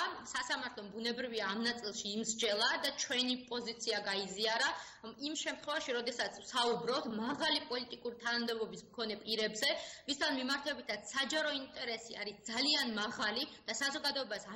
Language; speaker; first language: Georgian; native; Georgian